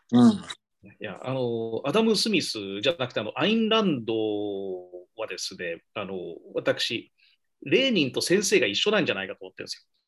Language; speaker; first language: Japanese; native; Japanese